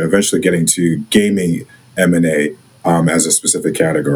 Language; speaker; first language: English; native; English